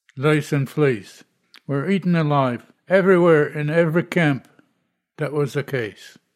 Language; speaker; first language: English; non-native, fluent; Polish